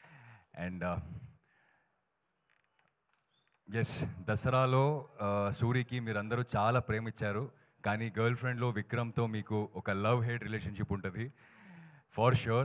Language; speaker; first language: Telugu; non-native, fluent; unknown